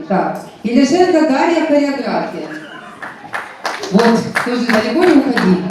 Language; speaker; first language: Russian; native; Russian